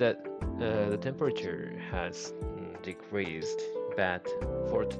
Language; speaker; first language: English; non-native, learner; Japanese